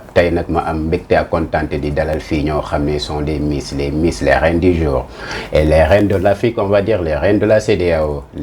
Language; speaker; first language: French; non-native, local second language; Wolof